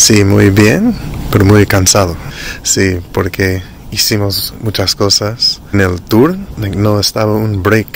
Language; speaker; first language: Spanish; non-native, learner; English